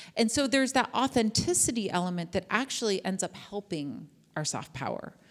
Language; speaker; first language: English; native; English